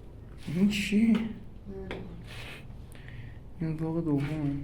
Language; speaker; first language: Persian; native; Persian